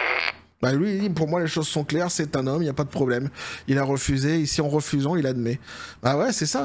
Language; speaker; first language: French; native; French